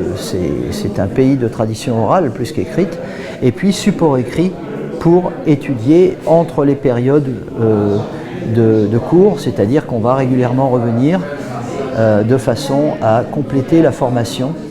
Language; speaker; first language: French; native; French